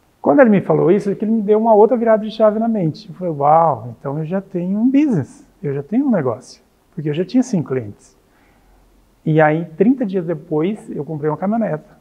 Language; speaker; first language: Portuguese; native; Portuguese